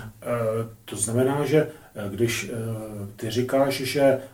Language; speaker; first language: Czech; native; Czech